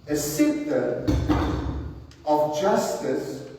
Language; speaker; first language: English; non-native, local second language; Afrikaans